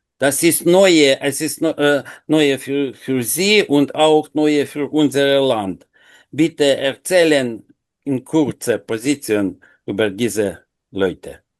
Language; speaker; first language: German; non-native, learner; Ukrainian